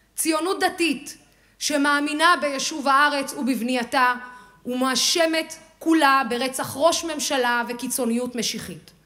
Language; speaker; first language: Hebrew; non-native, local second language; Arabic